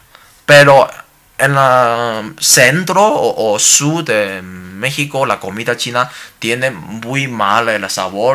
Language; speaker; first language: Spanish; non-native, learner; Cantonese